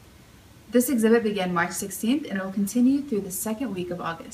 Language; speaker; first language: English; native; English